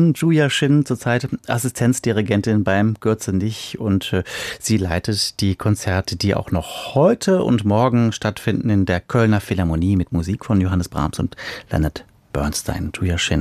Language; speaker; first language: German; native; German